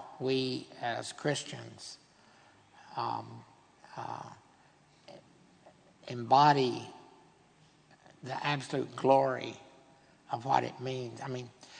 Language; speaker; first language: English; native; English